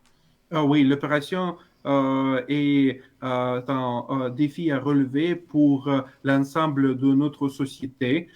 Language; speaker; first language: French; non-native, fluent; Russian